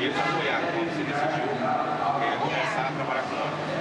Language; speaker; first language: Portuguese; native; Portuguese